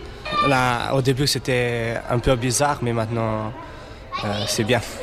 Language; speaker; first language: French; non-native, learner; Romanian